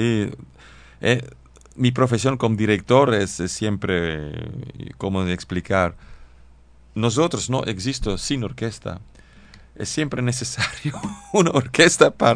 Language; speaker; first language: Spanish; non-native, learner; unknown